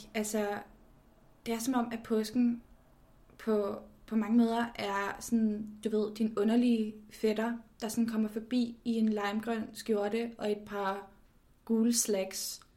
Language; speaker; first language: Danish; native; Danish